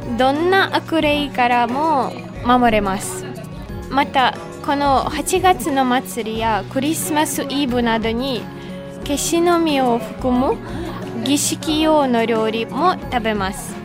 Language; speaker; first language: Japanese; non-native, fluent; Ukrainian